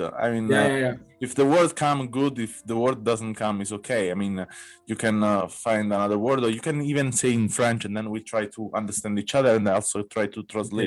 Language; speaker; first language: English; non-native, fluent; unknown